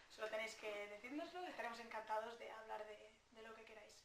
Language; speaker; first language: Spanish; native; Spanish